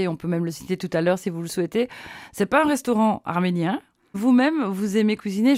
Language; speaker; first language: French; native; French